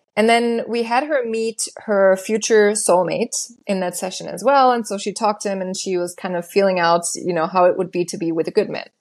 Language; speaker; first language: English; non-native, fluent; German